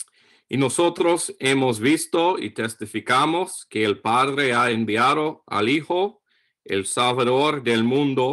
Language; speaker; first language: Spanish; non-native, learner; English